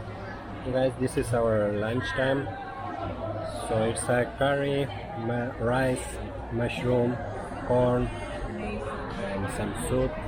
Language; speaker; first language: English; non-native, learner; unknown